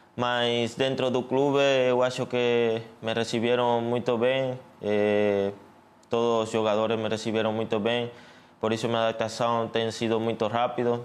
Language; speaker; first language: Portuguese; non-native, learner; Spanish